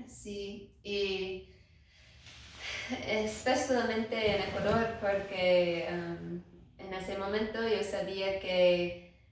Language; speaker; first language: Spanish; non-native, learner; English